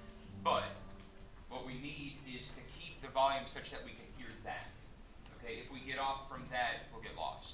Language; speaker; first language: English; native; English